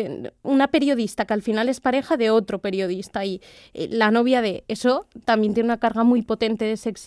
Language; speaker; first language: Spanish; native; Spanish